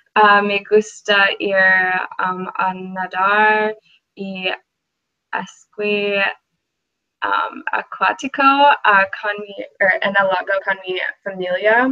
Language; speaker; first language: Spanish; non-native, learner; English